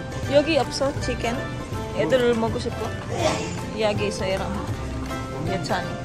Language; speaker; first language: Korean; non-native, learner; Filipino